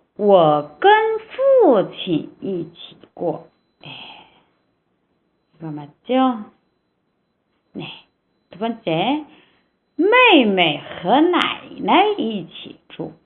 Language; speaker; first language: Chinese; non-native, fluent; Korean